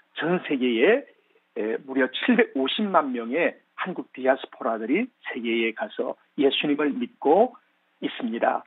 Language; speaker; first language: Korean; native; Korean